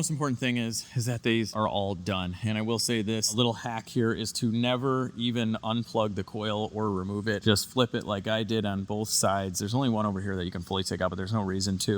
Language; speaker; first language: English; native; English